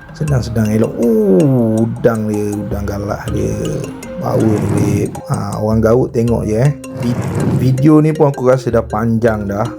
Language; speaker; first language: Malay; native; Malay